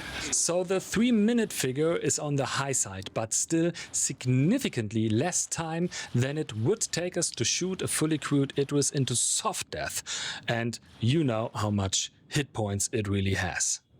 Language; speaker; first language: English; non-native, fluent; German